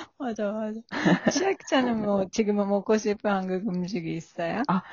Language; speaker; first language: Korean; non-native, fluent; Japanese